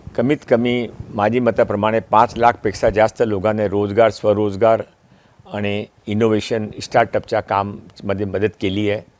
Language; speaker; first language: Marathi; non-native, local second language; Maranao